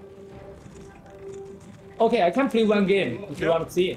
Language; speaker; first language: English; non-native, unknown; Chinese